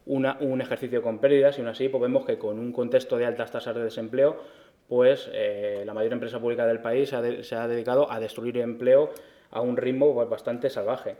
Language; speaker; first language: Spanish; native; Spanish